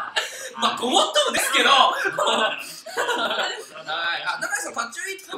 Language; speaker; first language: Japanese; native; Japanese